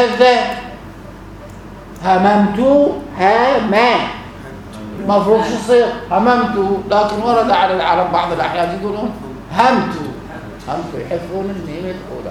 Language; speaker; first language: Arabic; native; Arabic